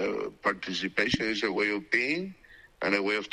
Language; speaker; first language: English; non-native, fluent; Spanish